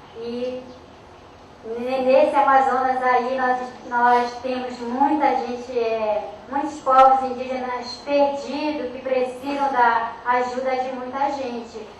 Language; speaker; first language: Portuguese; non-native, local second language; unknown